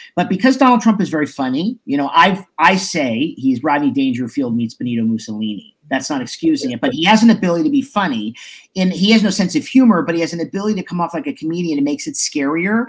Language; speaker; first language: English; native; English